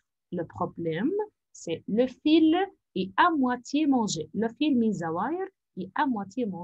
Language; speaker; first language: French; non-native, fluent; Arabic